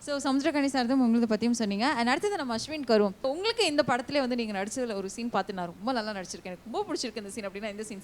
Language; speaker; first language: Tamil; native; Tamil